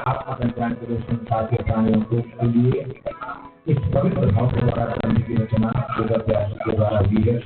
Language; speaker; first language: Hindi; native; Hindi